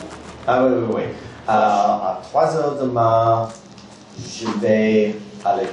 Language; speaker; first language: French; non-native, learner; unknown